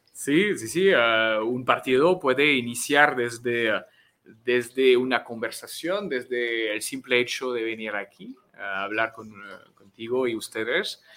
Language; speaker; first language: Spanish; non-native, fluent; French